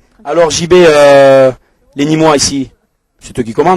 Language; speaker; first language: French; native; French